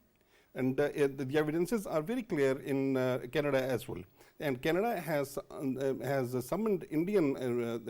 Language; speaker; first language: English; non-native, local second language; Urdu